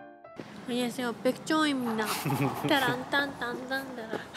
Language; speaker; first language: Korean; non-native, learner; Japanese